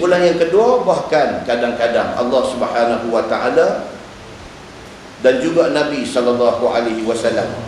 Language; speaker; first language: Malay; native; Malay